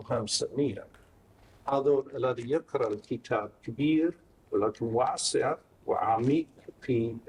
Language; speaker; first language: Arabic; non-native, fluent; English